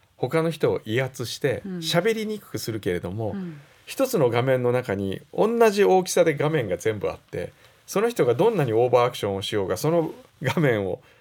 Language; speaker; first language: Japanese; native; Japanese